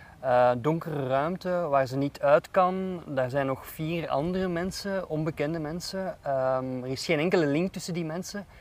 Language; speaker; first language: Dutch; native; Dutch